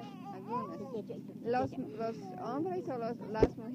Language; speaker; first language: Spanish; non-native, learner; English